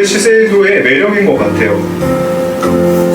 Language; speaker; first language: Korean; native; Korean